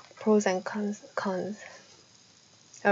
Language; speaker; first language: English; non-native, fluent; Korean